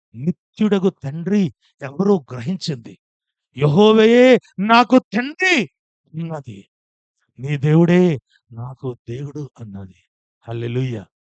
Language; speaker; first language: Telugu; non-native, fluent; Odia